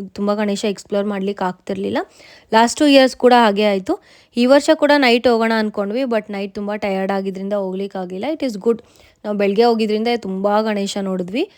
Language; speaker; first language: Kannada; native; Kannada